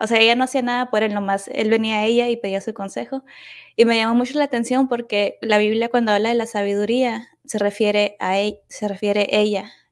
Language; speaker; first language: Spanish; native; Spanish